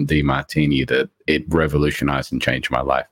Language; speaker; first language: English; early bilingual, other home language; Morisyen